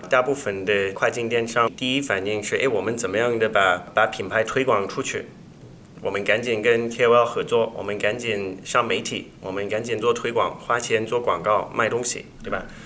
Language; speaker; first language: Chinese; non-native, fluent; English